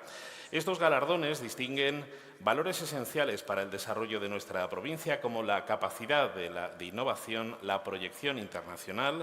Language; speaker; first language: Spanish; native; Spanish